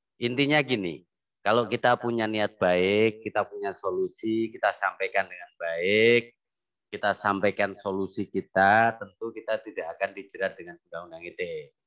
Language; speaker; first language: Indonesian; native; Indonesian